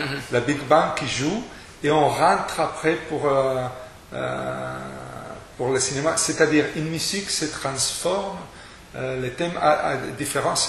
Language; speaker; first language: French; non-native, fluent; Spanish